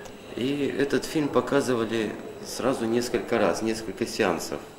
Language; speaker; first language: Russian; native; Russian